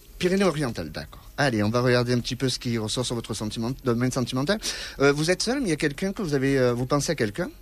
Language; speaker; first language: French; native; French